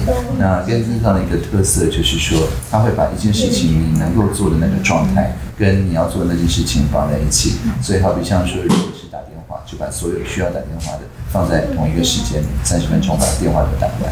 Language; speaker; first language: Chinese; native; Chinese